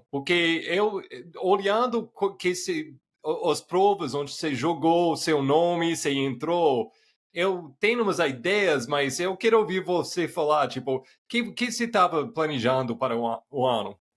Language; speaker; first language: Portuguese; non-native, fluent; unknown